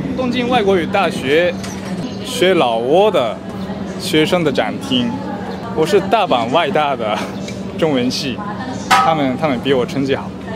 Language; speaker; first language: Chinese; non-native, fluent; Japanese